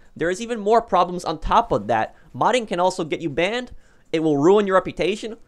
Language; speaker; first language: English; native; English